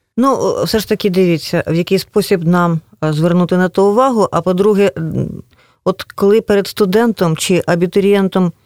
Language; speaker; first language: Ukrainian; native; Ukrainian